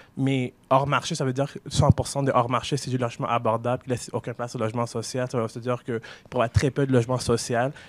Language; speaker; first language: French; native; French